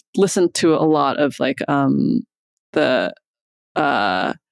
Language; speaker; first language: English; native; English